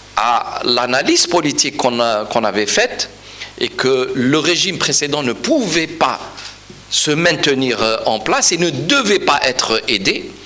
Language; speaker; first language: French; non-native, local second language; Arabic